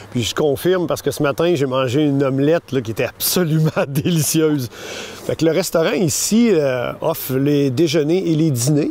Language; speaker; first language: French; native; French